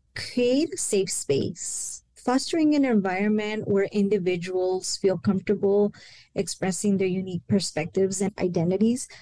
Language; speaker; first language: English; early bilingual, other home language; Spanish